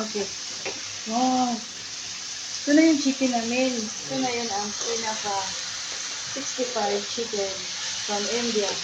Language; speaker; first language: Filipino; non-native, local second language; Cebuano